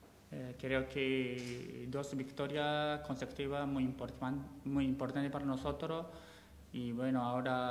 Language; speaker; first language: Spanish; non-native, learner; Japanese